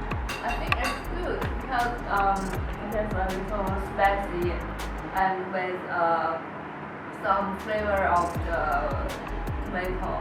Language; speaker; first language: English; non-native, learner; Chinese